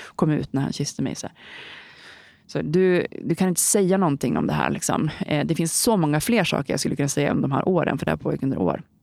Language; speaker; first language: Swedish; native; Swedish